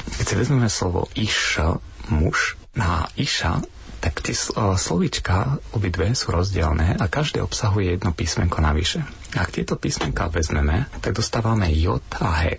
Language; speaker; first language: Slovak; native; Slovak